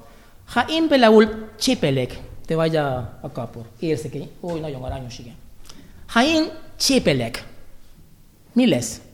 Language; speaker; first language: Hungarian; non-native, learner; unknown